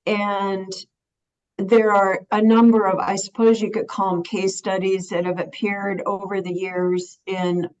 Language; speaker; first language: English; native; English